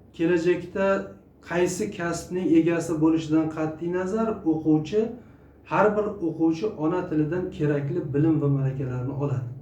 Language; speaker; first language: Uzbek; native; Uzbek